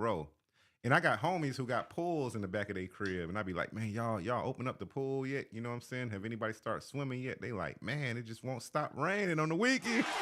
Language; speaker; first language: English; native; English